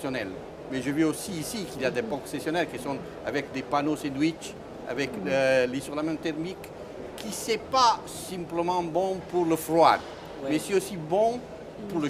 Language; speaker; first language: French; non-native, fluent; Italian